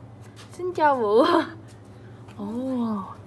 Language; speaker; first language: Vietnamese; non-native, learner; English